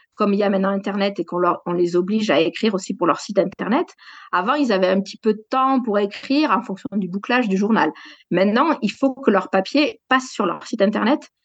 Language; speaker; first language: French; native; French